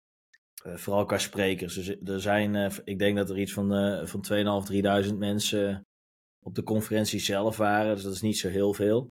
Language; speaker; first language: Dutch; native; Dutch